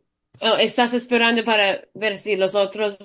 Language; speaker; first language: Spanish; early bilingual, heritage; Spanish